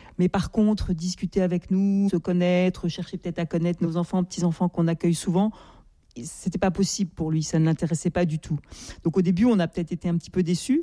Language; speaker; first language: French; native; French